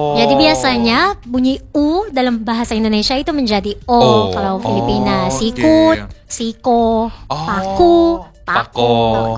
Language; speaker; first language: Indonesian; non-native, fluent; Filipino